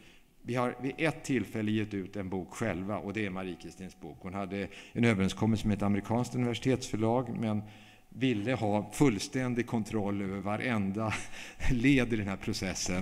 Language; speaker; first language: Swedish; native; Swedish